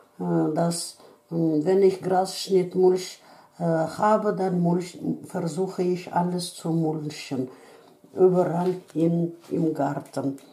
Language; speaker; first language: German; non-native, fluent; Russian